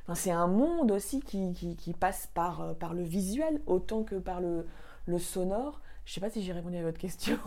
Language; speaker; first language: French; native; French